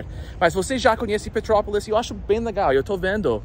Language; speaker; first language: Portuguese; non-native, learner; English